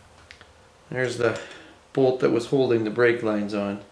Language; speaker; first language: English; native; English